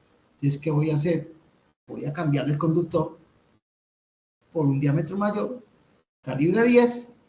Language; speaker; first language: Spanish; native; Spanish